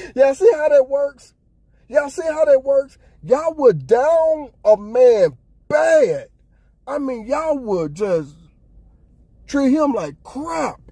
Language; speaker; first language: English; native; English